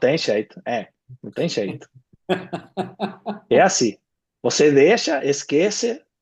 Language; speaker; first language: Portuguese; non-native, fluent; Spanish